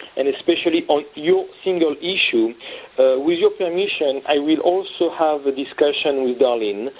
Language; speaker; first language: English; non-native, fluent; French